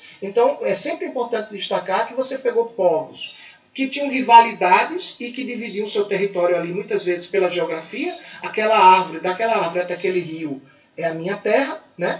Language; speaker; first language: Portuguese; native; Portuguese